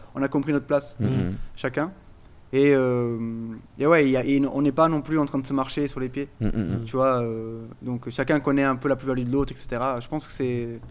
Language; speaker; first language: French; non-native, fluent; Portuguese